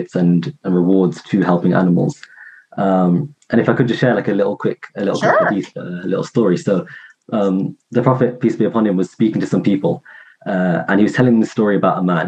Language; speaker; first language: English; native; English